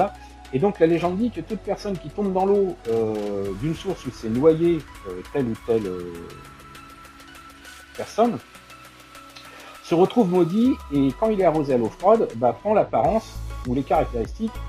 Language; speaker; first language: French; native; French